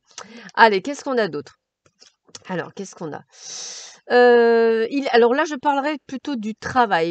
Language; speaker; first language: French; native; French